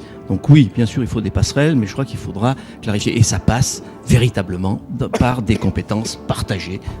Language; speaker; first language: French; native; French